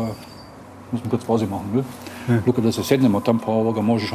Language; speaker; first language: German; native; German